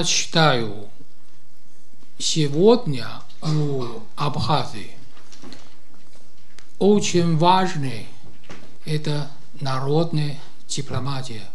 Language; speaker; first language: Russian; non-native, learner; Chinese